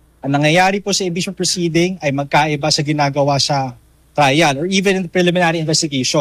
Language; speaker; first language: Filipino; native; Filipino